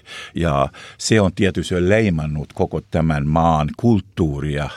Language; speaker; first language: Finnish; non-native, local second language; Swedish